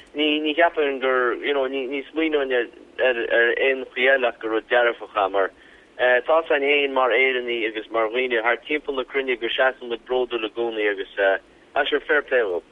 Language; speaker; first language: Irish; native; Irish